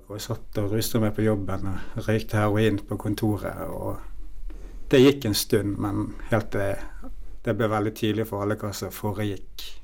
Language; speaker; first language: Norwegian; native; Norwegian